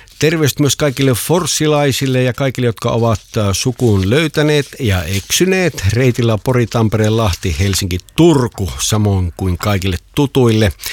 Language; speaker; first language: Finnish; native; Finnish